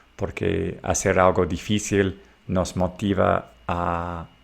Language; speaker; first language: Spanish; non-native, fluent; English